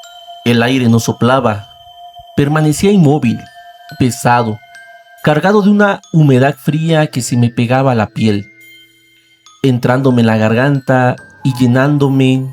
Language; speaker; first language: Spanish; native; Spanish